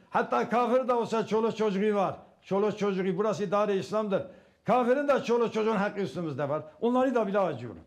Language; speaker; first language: Turkish; non-native, local second language; Kurdish